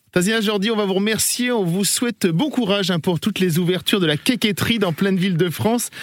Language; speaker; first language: French; native; French